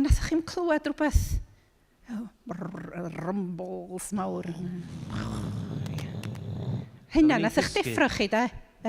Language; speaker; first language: Welsh; native; Welsh